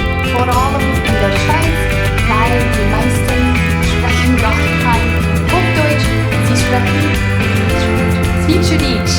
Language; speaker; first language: German; non-native, fluent; English